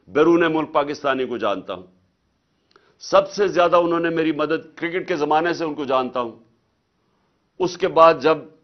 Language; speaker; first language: Urdu; native; Urdu